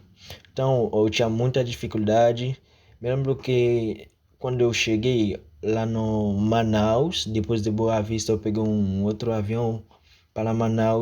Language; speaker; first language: Portuguese; non-native, fluent; Haitian Creole